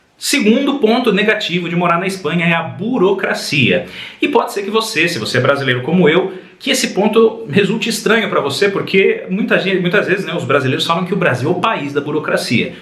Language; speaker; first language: Portuguese; native; Portuguese